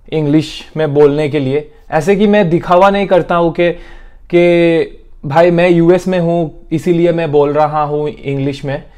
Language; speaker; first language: Hindi; non-native, local second language; Bangla